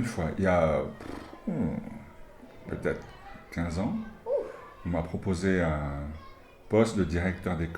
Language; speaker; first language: French; native; French